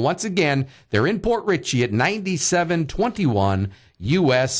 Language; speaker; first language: English; early bilingual, other home language; Italian